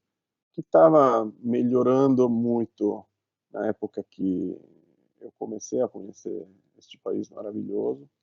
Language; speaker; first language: Portuguese; non-native, fluent; Italian